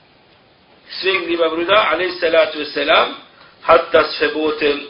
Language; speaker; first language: German; non-native, fluent; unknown